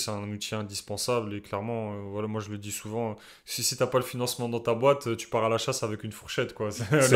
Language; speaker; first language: French; native; French